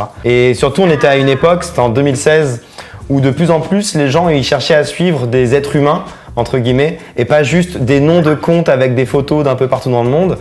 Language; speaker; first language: French; native; French